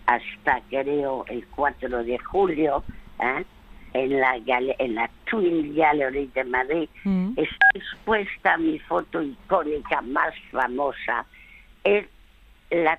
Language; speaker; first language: Spanish; early bilingual, other home language; French